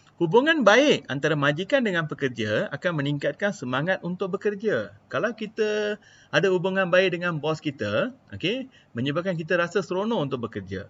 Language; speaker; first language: Malay; non-native, local second language; Tamil